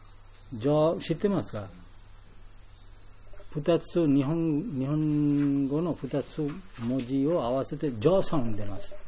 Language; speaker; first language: Japanese; non-native, learner; Bangla